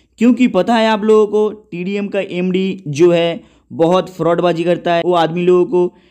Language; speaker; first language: Hindi; non-native, local second language; Bangla